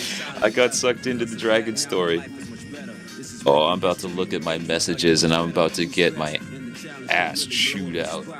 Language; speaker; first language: English; native; English